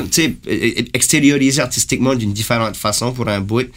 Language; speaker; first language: French; native; French